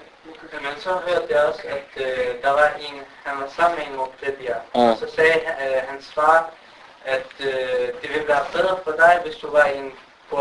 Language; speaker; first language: Danish; early bilingual, other home language; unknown